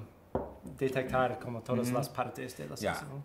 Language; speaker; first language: Spanish; early bilingual, heritage; Spanish